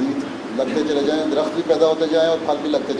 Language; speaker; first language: Urdu; native; Urdu